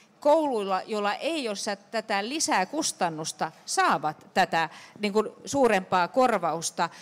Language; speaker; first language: Finnish; non-native, local second language; Swedish